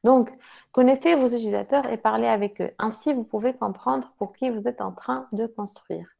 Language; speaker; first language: French; non-native, local second language; Arabic